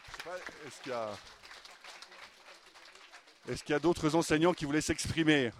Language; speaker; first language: French; native; French